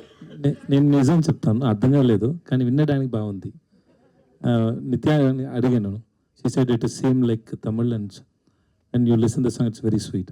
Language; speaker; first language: Telugu; non-native, learner; Tamil